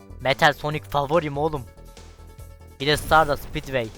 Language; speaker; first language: Turkish; native; Turkish